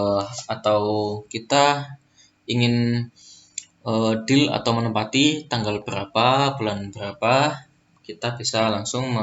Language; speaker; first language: Indonesian; native; Indonesian